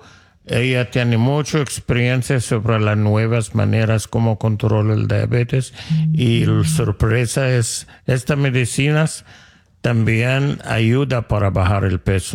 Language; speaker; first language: Spanish; non-native, fluent; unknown